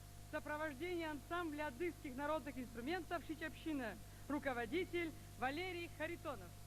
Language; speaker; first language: Russian; native; Russian